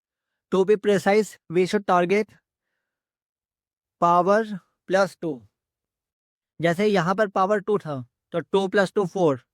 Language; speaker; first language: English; non-native, local second language; Hindi